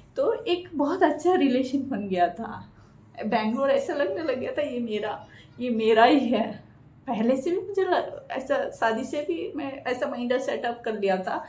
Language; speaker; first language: Hindi; non-native, local second language; Bangla